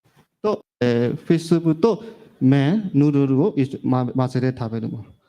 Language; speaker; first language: Japanese; non-native, learner; Burmese